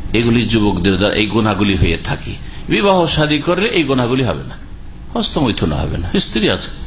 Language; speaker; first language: Bangla; native; Bangla